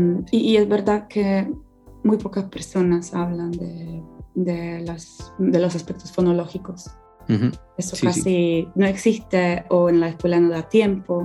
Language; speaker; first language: Spanish; non-native, fluent; Polish